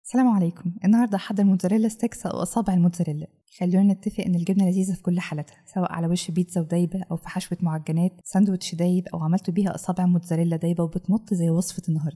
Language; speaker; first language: Arabic; native; Arabic